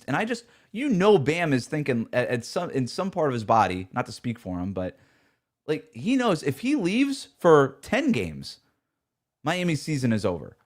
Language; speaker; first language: English; native; English